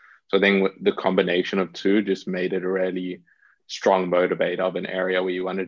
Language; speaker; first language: English; native; English